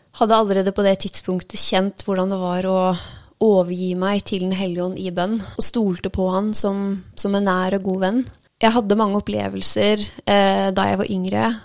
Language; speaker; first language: Norwegian; native; Norwegian